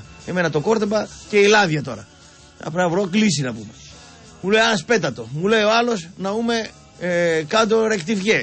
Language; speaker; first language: Greek; native; Greek